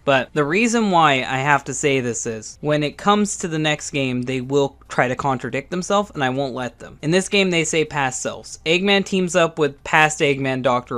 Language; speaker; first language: English; native; English